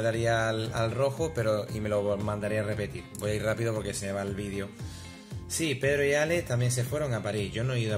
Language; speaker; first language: Spanish; native; Spanish